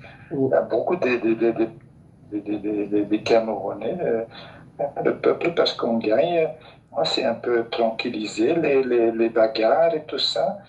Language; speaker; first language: French; non-native, local second language; Dutch